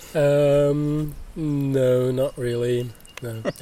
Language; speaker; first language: English; non-native, fluent; French